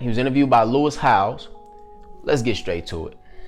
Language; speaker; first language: English; native; English